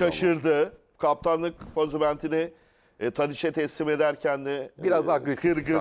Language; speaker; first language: Turkish; native; Turkish